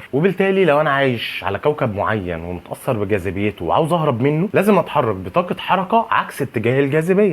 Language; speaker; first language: Arabic; native; Arabic